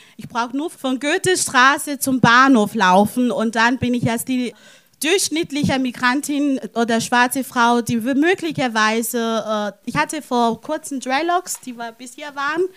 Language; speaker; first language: German; non-native, fluent; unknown